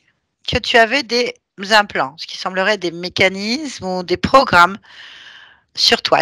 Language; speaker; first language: French; native; French